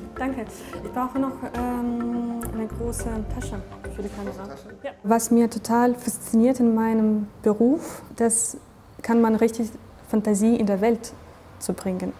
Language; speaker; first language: German; non-native, fluent; Russian